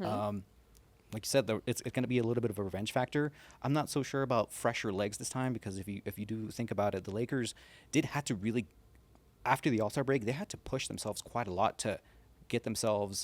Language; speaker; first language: English; native; English